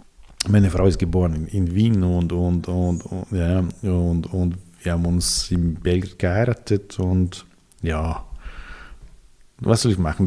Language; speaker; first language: German; non-native, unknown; Serbian